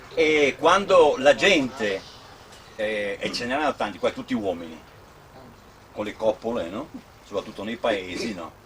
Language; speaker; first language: Italian; non-native, local second language; Sicilian